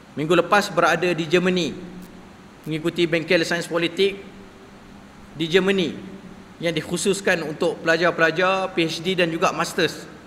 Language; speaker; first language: Malay; native; Malay